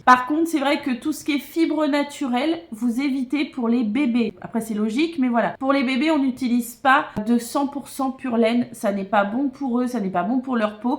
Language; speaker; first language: French; native; French